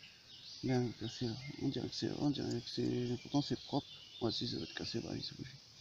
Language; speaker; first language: French; native; French